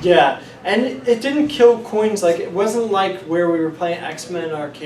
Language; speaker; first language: English; native; English